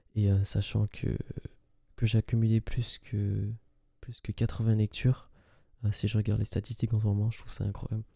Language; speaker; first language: French; early bilingual, other home language; Arabic